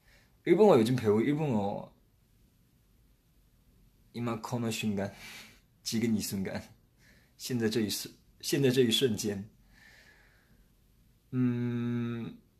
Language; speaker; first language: Korean; non-native, fluent; Chinese